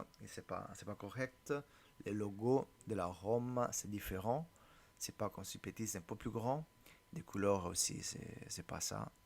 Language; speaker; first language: French; non-native, learner; Italian